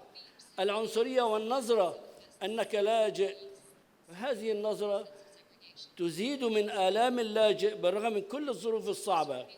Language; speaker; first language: Arabic; native; Arabic